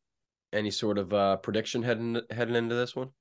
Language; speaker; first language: English; native; English